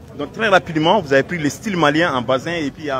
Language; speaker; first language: French; non-native, local second language; Bambara